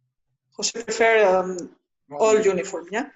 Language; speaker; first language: English; non-native, learner; Spanish